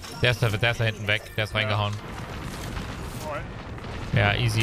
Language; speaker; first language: German; native; German